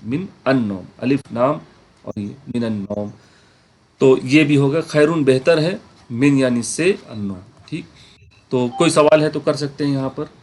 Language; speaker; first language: Urdu; native; Urdu